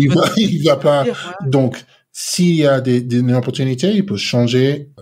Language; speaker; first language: French; non-native, learner; English